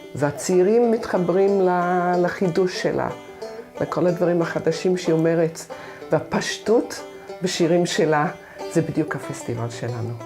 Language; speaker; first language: Hebrew; non-native, fluent; English